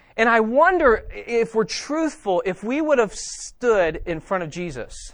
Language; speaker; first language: English; native; English